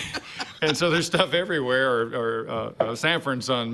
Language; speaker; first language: English; native; English